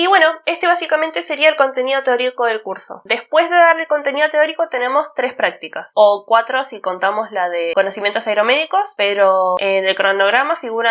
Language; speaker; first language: Spanish; native; Spanish